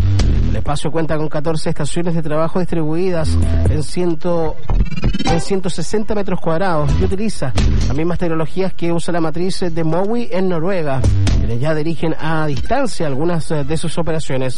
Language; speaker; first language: Spanish; native; Spanish